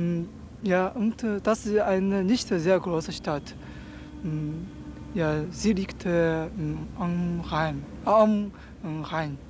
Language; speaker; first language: German; non-native, learner; Chinese